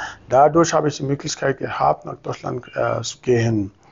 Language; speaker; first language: German; non-native, fluent; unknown